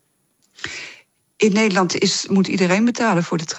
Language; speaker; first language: Dutch; native; Dutch